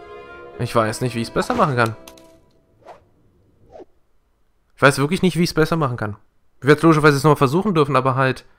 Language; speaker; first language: German; native; German